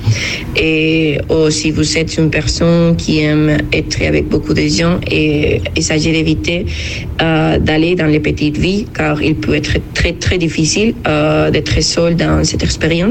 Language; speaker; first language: French; non-native, fluent; Spanish